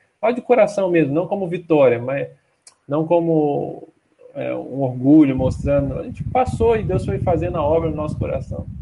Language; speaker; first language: Portuguese; native; Portuguese